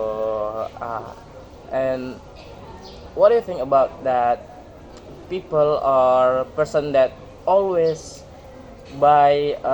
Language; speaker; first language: English; non-native, learner; Indonesian